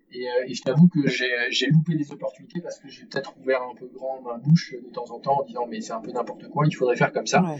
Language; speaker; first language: French; native; French